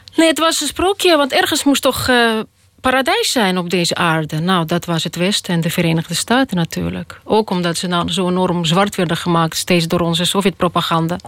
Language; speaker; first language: Dutch; non-native, fluent; Russian